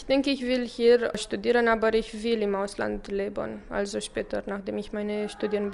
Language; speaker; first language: German; non-native, local second language; Romanian